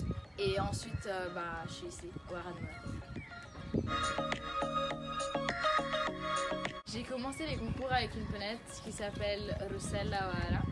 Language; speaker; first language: French; early bilingual, other home language; Italian